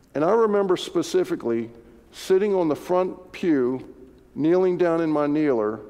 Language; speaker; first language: English; native; English